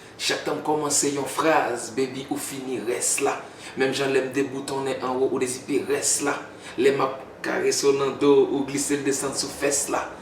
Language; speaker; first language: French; non-native, local second language; Haitian Creole